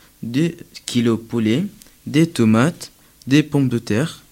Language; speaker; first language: French; non-native, learner; Arabic